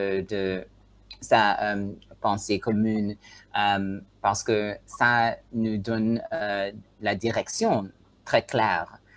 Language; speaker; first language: French; non-native, learner; Tswana